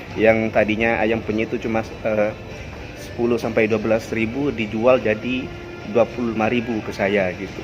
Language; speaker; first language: Indonesian; non-native, local second language; Madurese